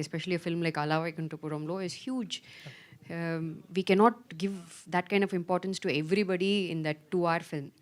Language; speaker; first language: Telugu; non-native, fluent; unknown